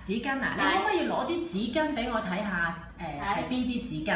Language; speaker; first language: Cantonese; native; Cantonese